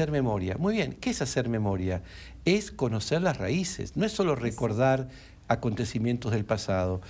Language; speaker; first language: Spanish; native; Spanish